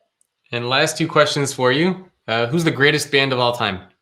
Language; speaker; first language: English; native; English